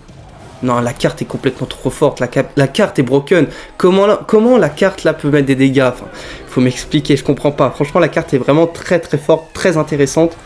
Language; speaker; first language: French; native; French